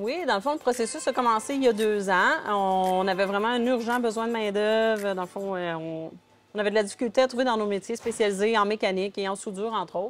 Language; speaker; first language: French; native; French